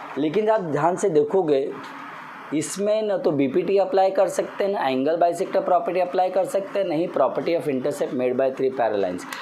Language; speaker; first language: Hindi; non-native, local second language; Marathi